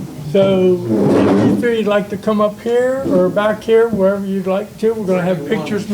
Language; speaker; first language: English; native; English